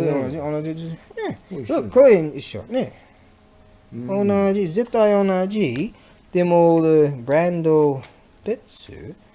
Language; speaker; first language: Japanese; non-native, learner; English